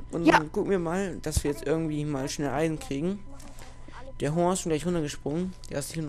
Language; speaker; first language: German; native; German